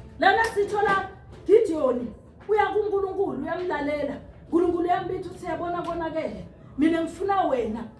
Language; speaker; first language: Zulu; non-native, local second language; Swati